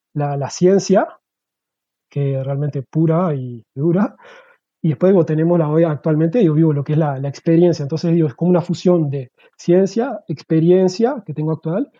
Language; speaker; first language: Spanish; native; Spanish